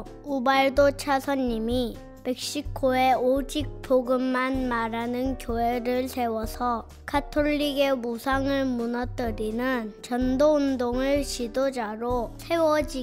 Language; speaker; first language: Korean; native; Korean